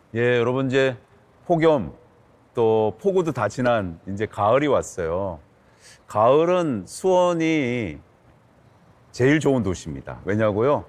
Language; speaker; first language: Korean; native; Korean